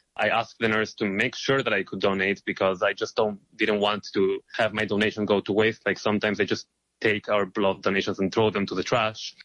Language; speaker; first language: English; non-native, fluent; Hebrew